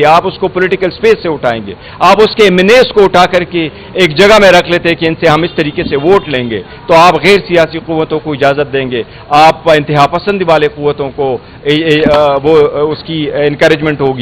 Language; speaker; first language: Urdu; non-native, local second language; Pashto